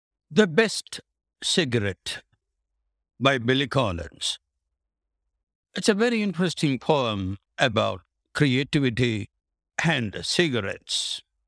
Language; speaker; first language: English; non-native, local second language; Tamil